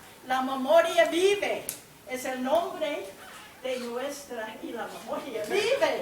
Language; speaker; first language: Spanish; non-native, fluent; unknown